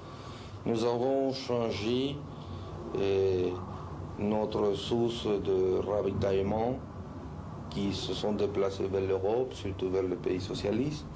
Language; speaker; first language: French; non-native, fluent; Spanish